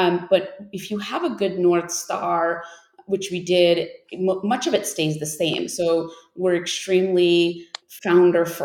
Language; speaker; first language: English; native; English